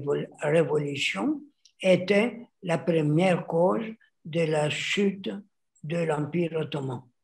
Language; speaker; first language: French; non-native, fluent; Greek